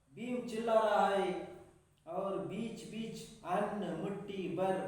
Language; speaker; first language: Hindi; non-native, local second language; Kannada